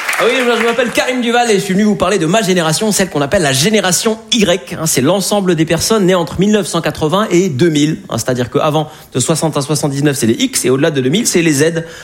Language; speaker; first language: French; native; French